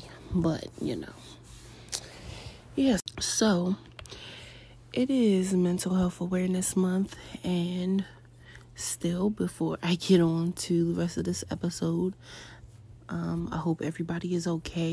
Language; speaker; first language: English; native; English